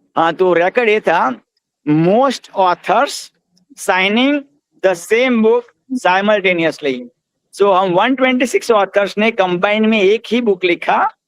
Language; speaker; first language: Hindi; non-native, local second language; Gujarati